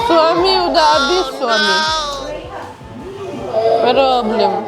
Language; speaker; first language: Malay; non-native, learner; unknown